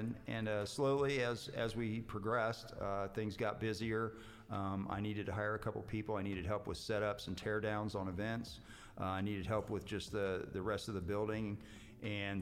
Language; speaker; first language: English; native; English